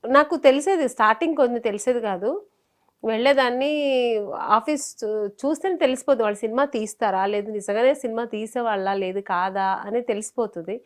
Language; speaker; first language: Telugu; native; Telugu